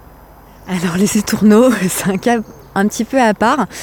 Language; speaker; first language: French; native; French